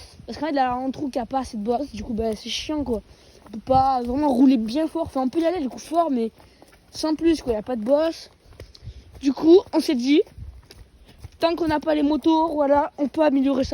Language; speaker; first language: French; native; French